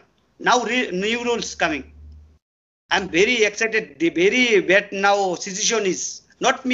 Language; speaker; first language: English; non-native, learner; Bangla